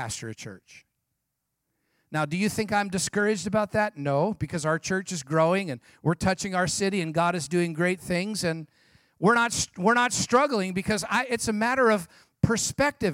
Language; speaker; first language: English; native; English